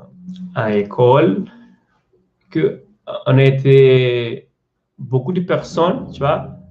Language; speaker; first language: French; non-native, learner; Portuguese